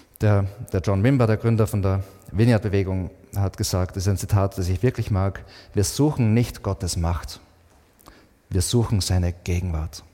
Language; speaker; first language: German; native; German